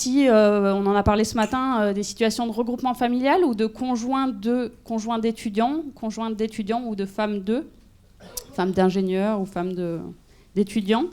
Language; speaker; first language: French; native; French